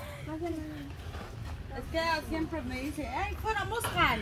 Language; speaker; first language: Spanish; native; Spanish